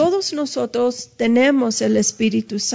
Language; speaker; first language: Spanish; early bilingual, heritage; Spanish